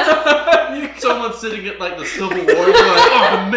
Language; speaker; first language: English; native; English